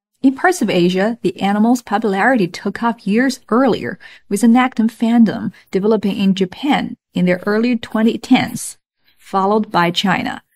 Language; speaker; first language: English; non-native, fluent; Chinese